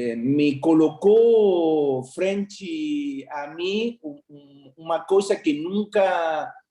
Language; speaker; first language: Portuguese; non-native, fluent; Spanish